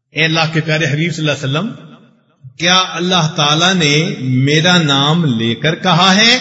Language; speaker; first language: Urdu; non-native, local second language; Punjabi